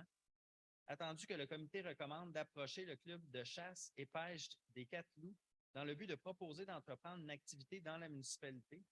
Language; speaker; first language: French; native; French